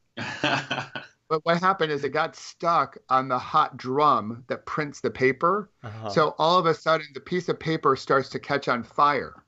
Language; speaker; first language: English; native; English